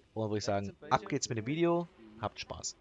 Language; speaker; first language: German; native; German